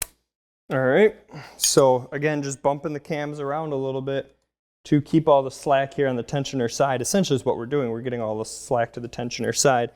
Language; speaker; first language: English; native; English